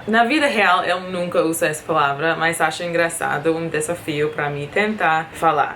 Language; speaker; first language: Portuguese; non-native, fluent; English